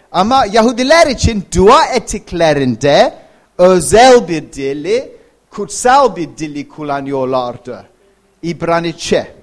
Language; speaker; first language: Turkish; non-native, fluent; English